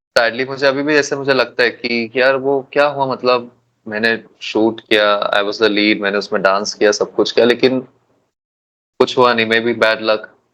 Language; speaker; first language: Hindi; non-native, local second language; Tulu